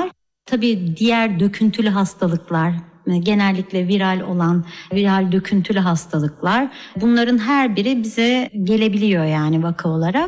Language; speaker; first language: Turkish; native; Turkish